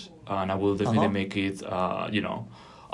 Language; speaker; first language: English; non-native, fluent; Spanish